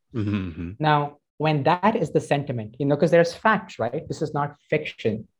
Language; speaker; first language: English; non-native, local second language; Hindi